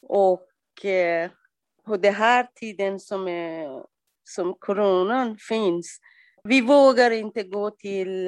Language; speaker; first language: Swedish; non-native, learner; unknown